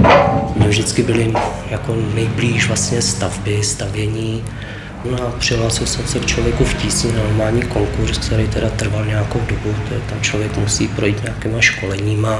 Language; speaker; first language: Czech; native; Czech